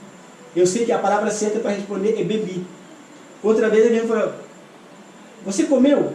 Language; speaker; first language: Portuguese; non-native, fluent; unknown